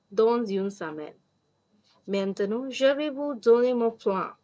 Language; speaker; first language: French; non-native, fluent; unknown